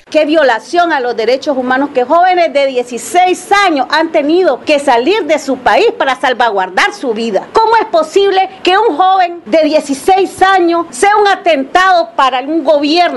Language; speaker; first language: Spanish; native; Spanish